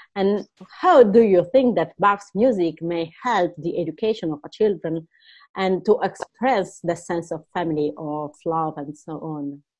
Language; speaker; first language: English; non-native, fluent; Italian